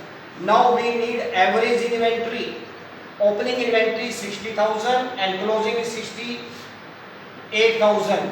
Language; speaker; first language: English; non-native, local second language; Hindi